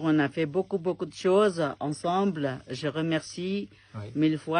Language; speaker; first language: French; non-native, learner; Sherpa